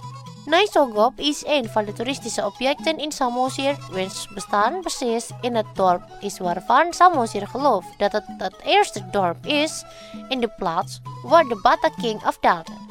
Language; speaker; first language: Dutch; non-native, fluent; Indonesian